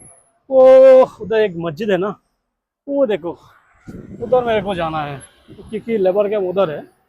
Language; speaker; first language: Hindi; non-native, local second language; Rangpuri